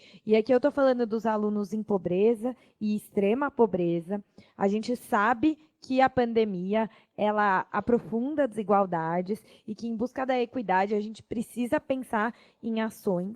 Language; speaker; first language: Portuguese; native; Portuguese